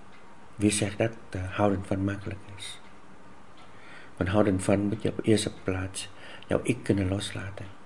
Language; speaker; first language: Dutch; non-native, fluent; Vietnamese